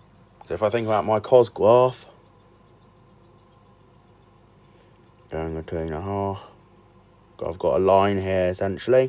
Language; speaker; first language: English; native; English